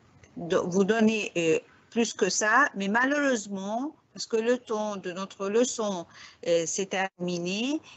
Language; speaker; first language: French; non-native, fluent; Arabic